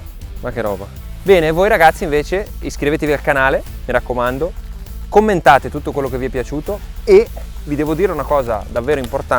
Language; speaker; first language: Italian; native; Italian